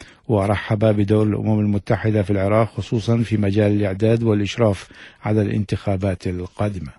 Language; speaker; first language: Arabic; native; Arabic